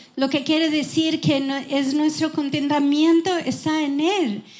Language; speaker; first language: Spanish; non-native, fluent; English